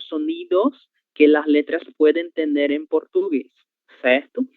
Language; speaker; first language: Spanish; non-native, learner; Portuguese